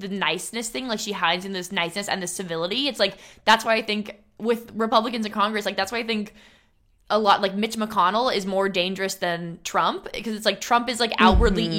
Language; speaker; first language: English; native; English